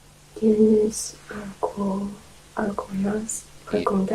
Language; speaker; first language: Spanish; non-native, learner; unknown